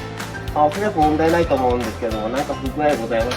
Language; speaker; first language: Japanese; native; Japanese